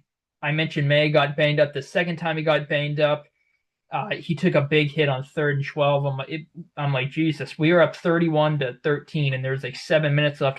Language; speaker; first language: English; native; English